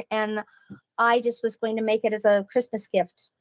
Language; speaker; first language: English; native; English